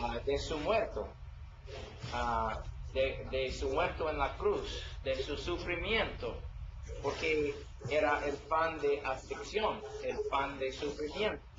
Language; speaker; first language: Spanish; non-native, learner; English